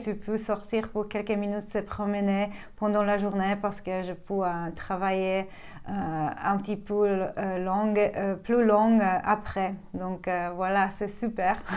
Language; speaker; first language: French; non-native, fluent; Polish